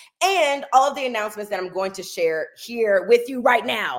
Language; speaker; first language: English; native; English